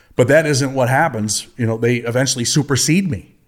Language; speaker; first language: English; native; English